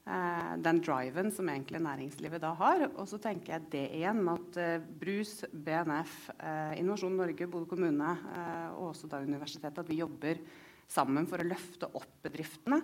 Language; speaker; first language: Norwegian; native; Norwegian